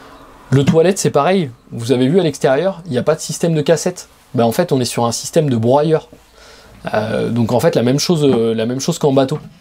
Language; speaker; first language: French; native; French